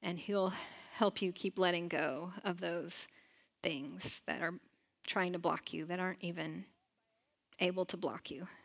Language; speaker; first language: English; native; English